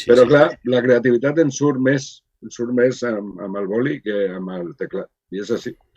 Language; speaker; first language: Catalan; non-native, local second language; Spanish